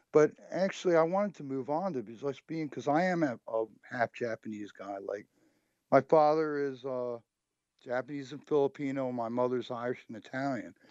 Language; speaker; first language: English; native; English